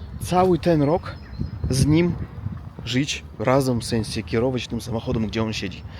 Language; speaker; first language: Polish; non-native, learner; Russian